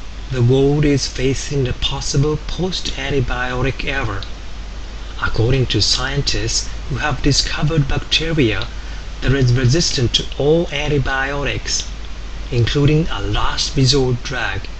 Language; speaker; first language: English; non-native, fluent; Japanese